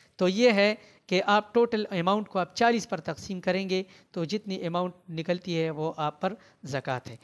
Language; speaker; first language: Urdu; non-native, local second language; Pashto